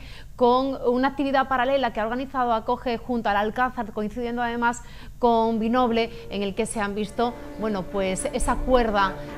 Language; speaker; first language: Spanish; native; Spanish